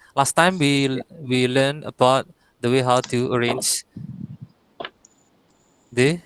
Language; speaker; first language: English; non-native, fluent; Indonesian